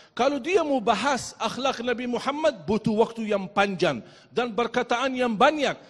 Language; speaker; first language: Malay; non-native, fluent; Arabic